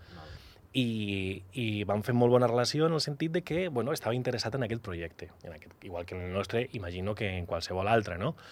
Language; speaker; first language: Catalan; non-native, local second language; Spanish